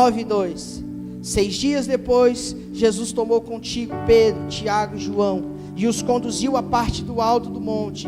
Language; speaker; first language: Portuguese; native; Portuguese